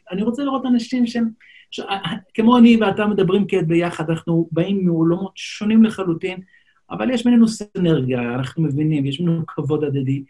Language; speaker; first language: Hebrew; non-native, local second language; Yiddish